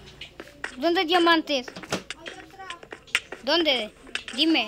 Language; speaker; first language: Spanish; native; Spanish